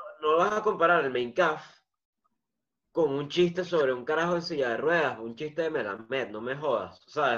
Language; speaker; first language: Spanish; native; Spanish